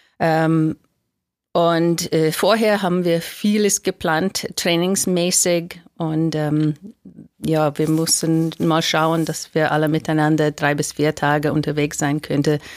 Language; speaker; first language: German; non-native, fluent; English